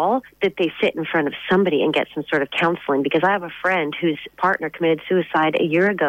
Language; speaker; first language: English; native; English